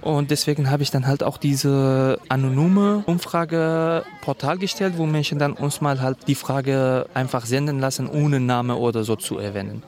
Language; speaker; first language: German; non-native, fluent; Kurdish